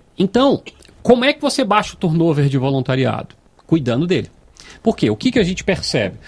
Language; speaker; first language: Portuguese; native; Portuguese